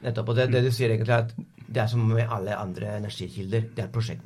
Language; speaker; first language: Norwegian; non-native, fluent; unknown